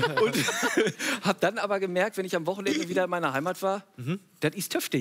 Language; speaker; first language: German; native; German